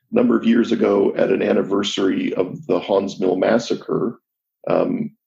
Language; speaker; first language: English; native; English